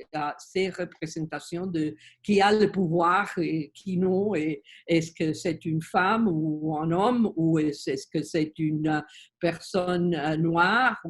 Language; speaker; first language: French; non-native, learner; Spanish